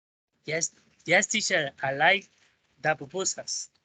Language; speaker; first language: English; non-native, learner; Spanish